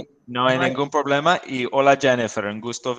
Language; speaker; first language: Spanish; non-native, fluent; English